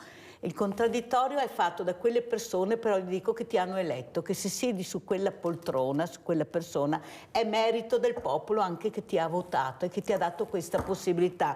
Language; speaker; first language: Italian; native; Italian